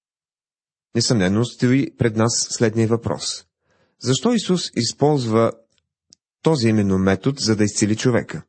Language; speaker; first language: Bulgarian; native; Bulgarian